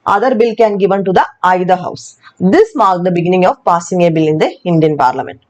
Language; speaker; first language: English; non-native, local second language; Malayalam